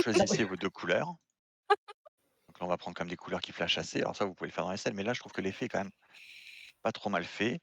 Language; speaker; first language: French; native; French